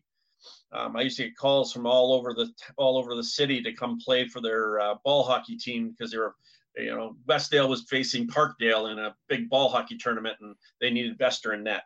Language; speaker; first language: English; native; English